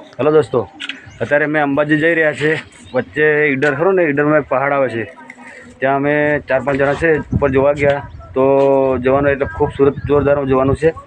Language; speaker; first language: Gujarati; native; Gujarati